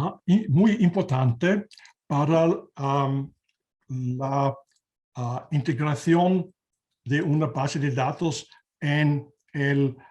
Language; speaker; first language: Spanish; non-native, learner; German